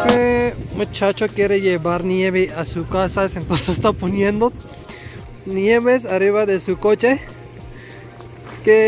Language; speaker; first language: Spanish; non-native, learner; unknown